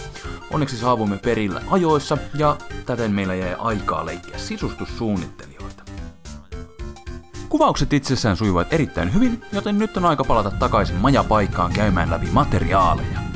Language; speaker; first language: Finnish; native; Finnish